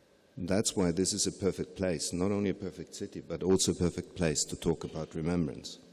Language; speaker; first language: English; non-native, fluent; German